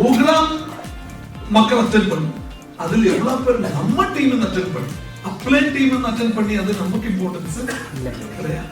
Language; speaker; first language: Tamil; non-native, local second language; Malayalam